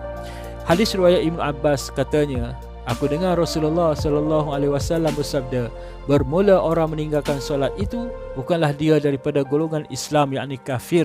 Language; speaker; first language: Malay; native; Malay